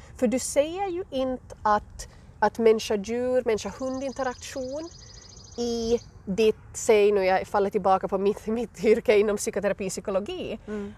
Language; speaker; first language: Swedish; native; Swedish